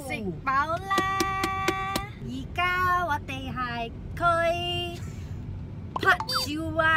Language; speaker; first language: Cantonese; non-native, learner; Chinese